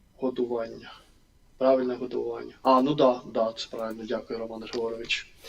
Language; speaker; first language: Ukrainian; non-native, local second language; Russian